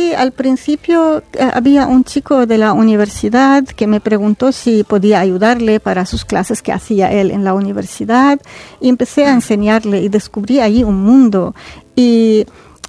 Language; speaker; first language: Spanish; non-native, fluent; Arabic